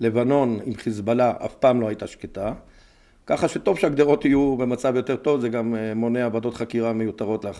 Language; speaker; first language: Hebrew; native; Hebrew